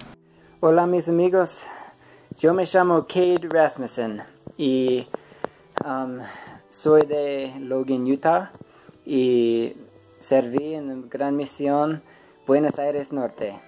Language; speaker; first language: Spanish; non-native, fluent; English